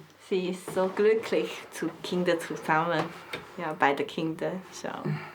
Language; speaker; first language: German; non-native, learner; Chinese